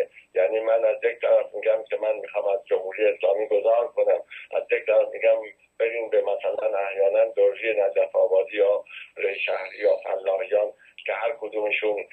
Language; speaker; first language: Persian; native; Persian